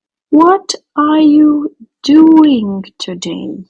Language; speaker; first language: English; non-native, fluent; Ukrainian